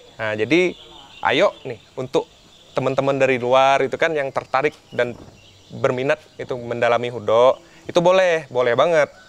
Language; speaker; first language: Indonesian; native; Indonesian